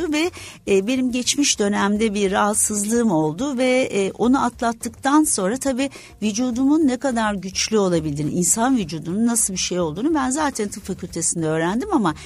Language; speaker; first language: Turkish; native; Turkish